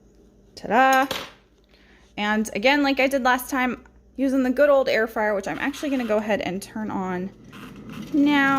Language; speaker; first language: English; native; English